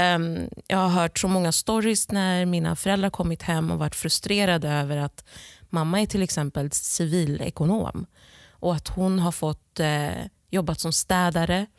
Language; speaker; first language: Swedish; early bilingual, other home language; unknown